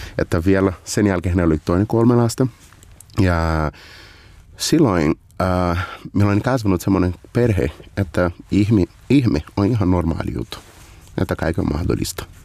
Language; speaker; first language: Finnish; non-native, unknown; Portuguese